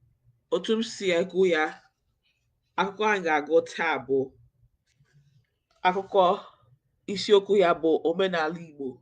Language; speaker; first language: Igbo; non-native, learner; English